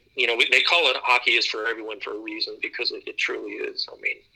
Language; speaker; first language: English; native; English